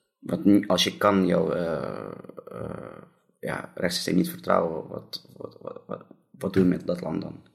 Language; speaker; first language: Dutch; non-native, fluent; Russian